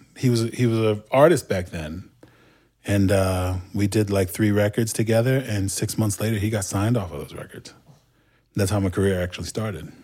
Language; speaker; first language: English; non-native, fluent; Turkish